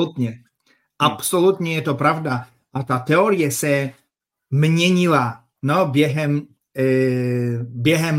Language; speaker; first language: Czech; non-native, fluent; Polish